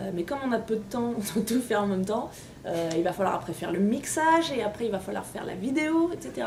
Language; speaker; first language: French; native; French